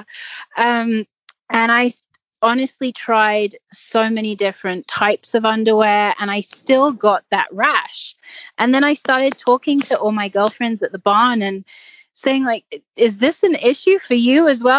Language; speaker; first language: English; native; English